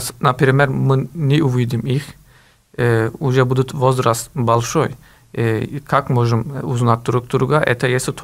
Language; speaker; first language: Russian; non-native, learner; Turkish